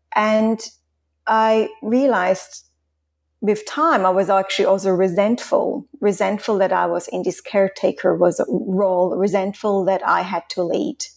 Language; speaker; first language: English; non-native, fluent; Swiss German